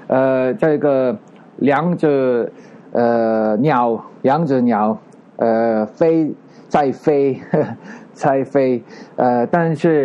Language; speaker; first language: Chinese; non-native, learner; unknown